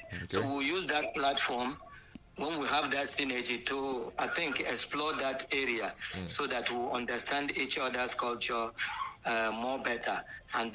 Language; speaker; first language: English; non-native, local second language; Hausa